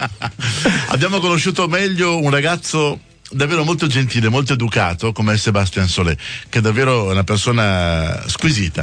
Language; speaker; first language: Italian; native; Italian